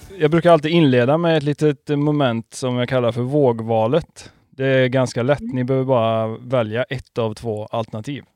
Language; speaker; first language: Swedish; native; Swedish